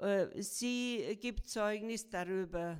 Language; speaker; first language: German; non-native, fluent; Croatian